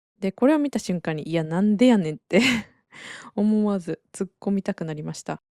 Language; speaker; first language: Japanese; native; Japanese